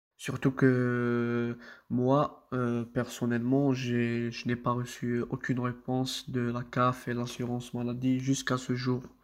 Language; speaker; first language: French; non-native, local second language; Arabic